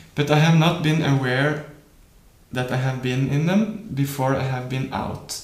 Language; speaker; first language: English; non-native, fluent; Norwegian